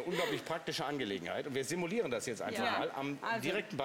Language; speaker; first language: German; native; German